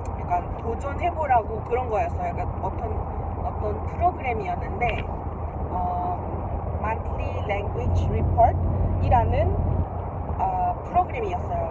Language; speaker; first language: Korean; non-native, fluent; Malay